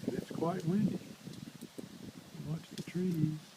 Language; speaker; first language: English; native; English